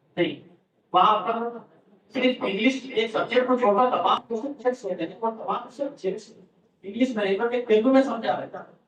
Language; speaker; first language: Urdu; native; Urdu